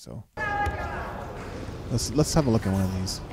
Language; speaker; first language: English; native; English